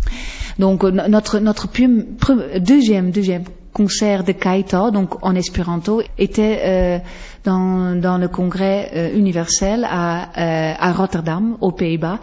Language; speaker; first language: French; non-native, fluent; Western Frisian